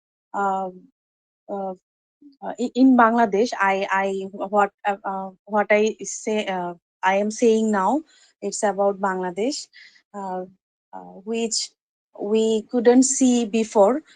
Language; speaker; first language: English; non-native, learner; Bangla